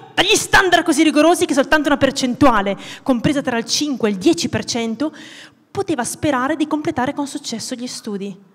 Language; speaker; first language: Italian; native; Italian